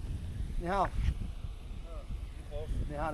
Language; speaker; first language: Chinese; non-native, learner; English